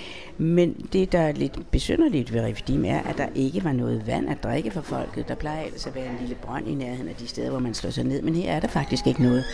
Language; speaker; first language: Danish; native; Danish